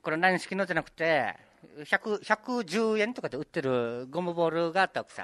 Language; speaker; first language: Japanese; native; Japanese